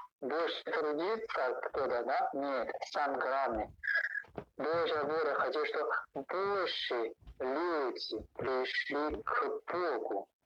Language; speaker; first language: Russian; non-native, learner; Chinese